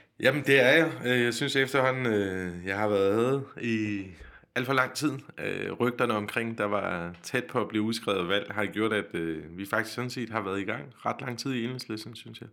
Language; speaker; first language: Danish; non-native, fluent; Turkish